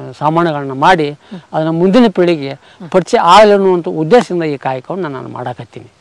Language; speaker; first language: Kannada; native; Kannada